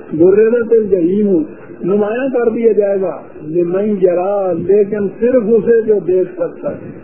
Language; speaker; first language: Urdu; non-native, local second language; Punjabi